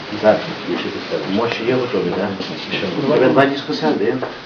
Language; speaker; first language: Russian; non-native, local second language; Ukrainian